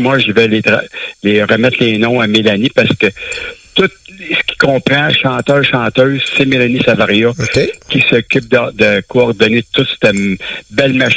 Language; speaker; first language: French; native; French